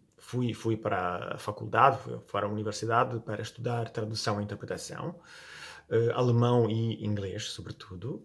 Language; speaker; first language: Portuguese; non-native, fluent; Italian